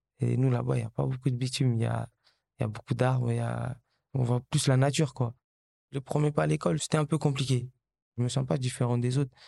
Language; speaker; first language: French; early bilingual, other home language; Kabuverdianu